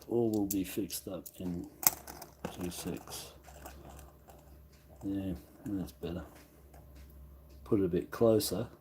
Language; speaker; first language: English; native; English